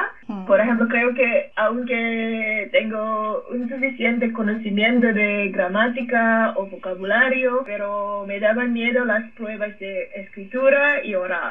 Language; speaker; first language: Spanish; non-native, fluent; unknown